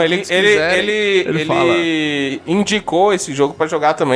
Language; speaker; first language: Portuguese; native; Portuguese